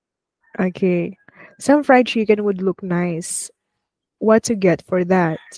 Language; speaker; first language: English; non-native, fluent; Vietnamese